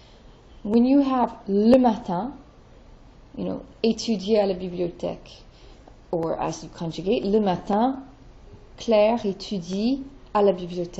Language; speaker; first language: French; non-native, fluent; English